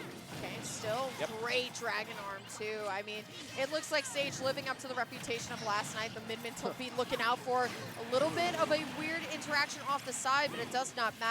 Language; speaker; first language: English; native; English